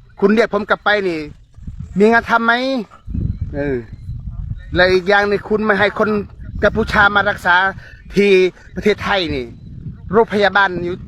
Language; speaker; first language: Thai; non-native, fluent; Khmer